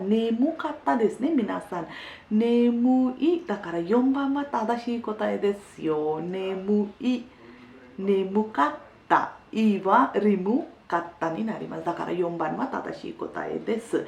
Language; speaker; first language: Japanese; non-native, fluent; Hindi